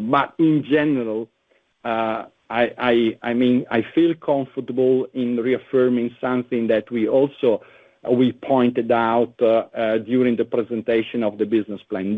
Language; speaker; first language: English; non-native, fluent; Italian